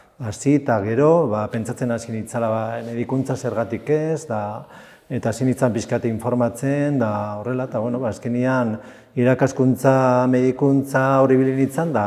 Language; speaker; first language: Basque; native; Basque